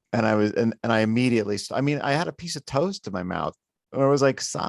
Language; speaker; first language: English; native; English